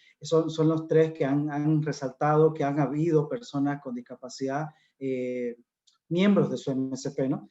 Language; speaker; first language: Spanish; native; Spanish